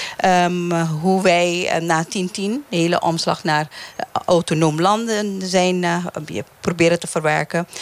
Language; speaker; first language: Dutch; non-native, local second language; Papiamento